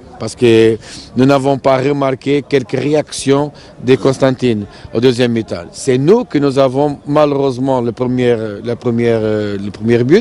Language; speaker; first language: French; non-native, fluent; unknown